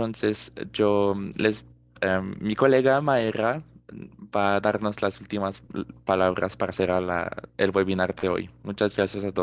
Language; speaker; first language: Spanish; non-native, fluent; French